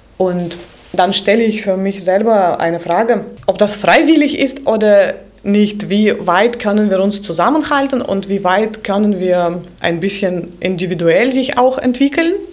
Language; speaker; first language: German; non-native, fluent; Russian